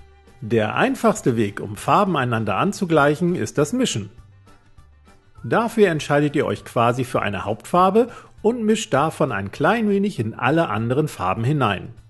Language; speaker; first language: German; native; German